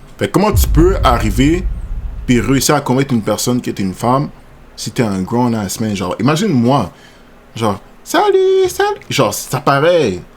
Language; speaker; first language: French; native; French